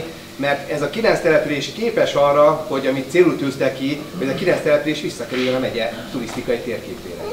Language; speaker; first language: Hungarian; native; Hungarian